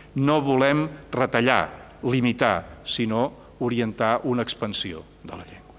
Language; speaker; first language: Catalan; native; Catalan